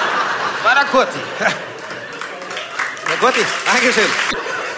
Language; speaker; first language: German; native; German